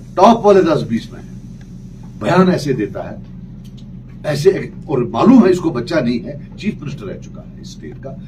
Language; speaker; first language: Urdu; non-native, local second language; Kashmiri